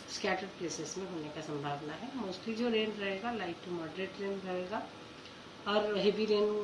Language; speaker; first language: Hindi; non-native, local second language; Gujarati